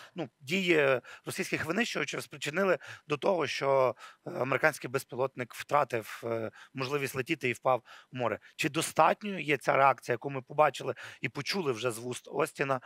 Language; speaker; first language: Ukrainian; native; Ukrainian